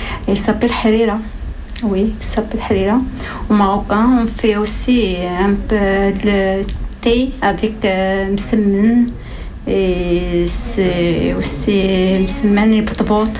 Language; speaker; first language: French; non-native, learner; Arabic